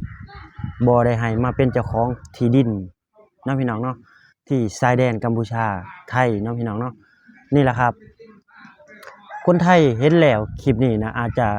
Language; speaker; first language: Thai; non-native, local second language; Lao